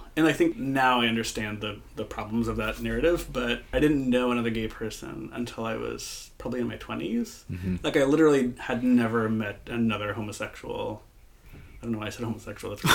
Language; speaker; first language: English; native; English